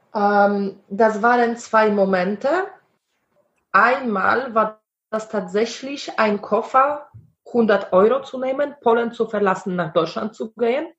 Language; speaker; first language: German; non-native, fluent; Polish